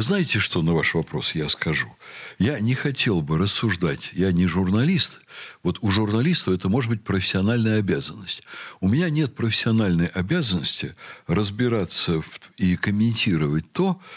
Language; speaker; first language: Russian; native; Russian